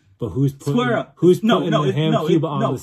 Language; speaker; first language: English; native; English